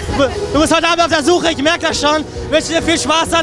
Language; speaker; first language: German; native; German